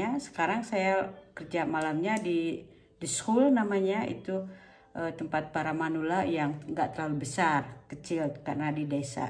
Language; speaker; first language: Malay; non-native, local second language; Sundanese